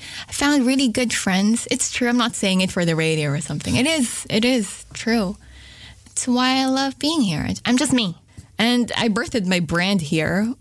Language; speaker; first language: English; native; English